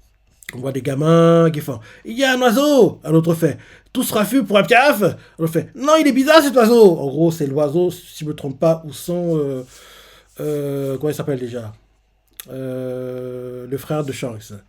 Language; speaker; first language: French; native; French